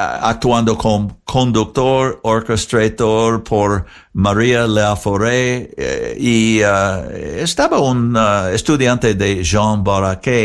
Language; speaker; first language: Spanish; non-native, learner; English